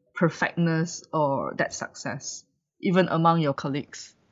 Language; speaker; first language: English; non-native, local second language; Chinese